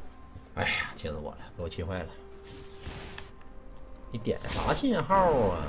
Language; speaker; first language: Chinese; native; Chinese